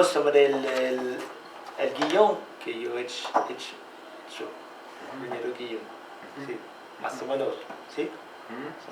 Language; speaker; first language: Spanish; non-native, learner; French